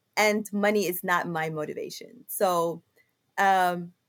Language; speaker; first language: English; non-native, fluent; Somali